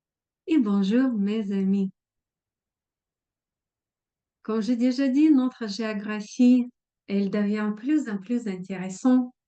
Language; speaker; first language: French; non-native, fluent; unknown